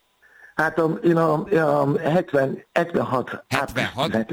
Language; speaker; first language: Hungarian; non-native, fluent; Yoruba